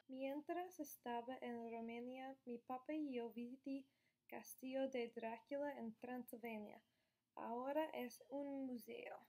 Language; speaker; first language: Spanish; non-native, learner; English